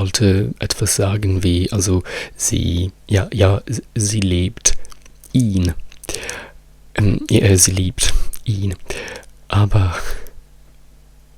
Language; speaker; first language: German; non-native, fluent; Italian